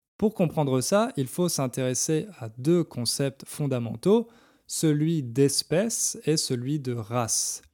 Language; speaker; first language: French; native; French